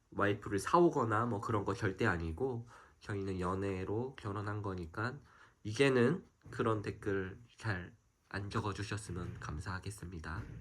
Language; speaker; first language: Korean; native; Korean